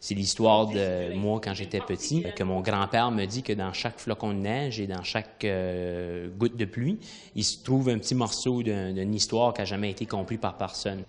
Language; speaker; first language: French; native; French